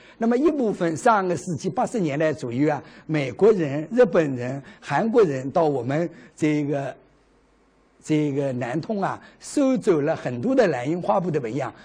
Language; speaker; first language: Chinese; native; Chinese